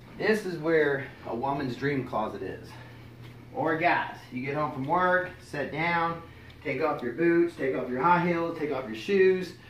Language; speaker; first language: English; native; English